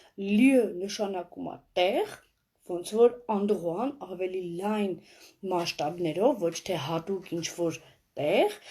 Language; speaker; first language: Armenian; native; Armenian